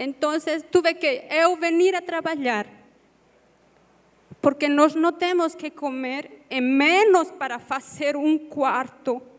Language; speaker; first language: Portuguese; non-native, learner; Spanish